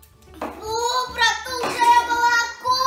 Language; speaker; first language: Russian; native; Russian